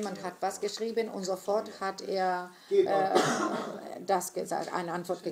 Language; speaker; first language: German; non-native, fluent; Greek